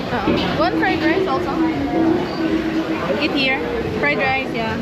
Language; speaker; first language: English; non-native, local second language; Filipino